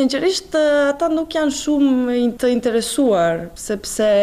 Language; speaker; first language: Albanian; non-native, fluent; Serbian